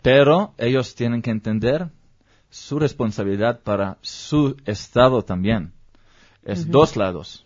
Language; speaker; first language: Spanish; non-native, learner; Hebrew